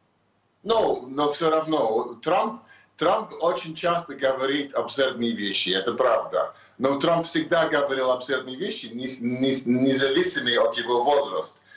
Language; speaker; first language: Russian; non-native, fluent; English